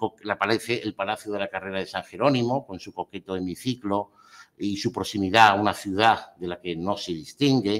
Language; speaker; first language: Spanish; native; Spanish